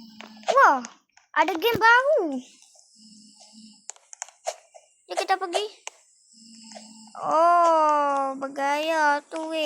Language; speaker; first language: Malay; native; Malay